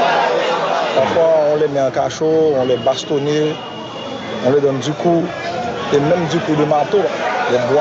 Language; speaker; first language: French; non-native, local second language; Haitian Creole